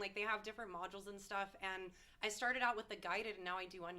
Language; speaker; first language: English; native; English